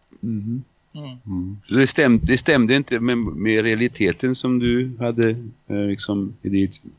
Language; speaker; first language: Swedish; non-native, fluent; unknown